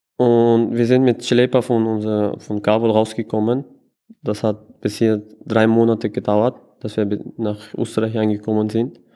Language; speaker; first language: German; non-native, learner; Persian